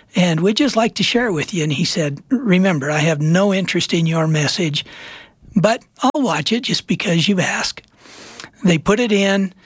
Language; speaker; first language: English; native; English